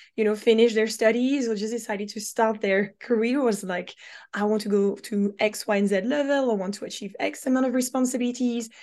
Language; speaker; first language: English; non-native, fluent; French